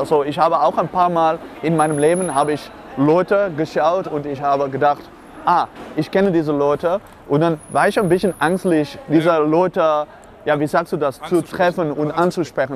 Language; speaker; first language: German; non-native, learner; Dutch